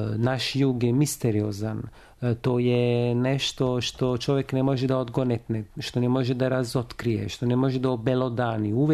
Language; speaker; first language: Serbian; non-native, fluent; Italian